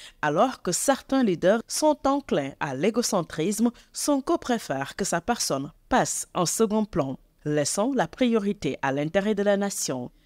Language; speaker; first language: French; non-native, local second language; Wolof